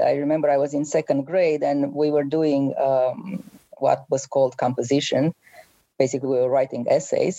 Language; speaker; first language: English; non-native, fluent; Romanian